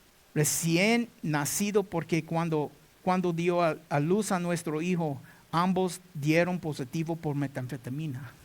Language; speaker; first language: Spanish; non-native, learner; English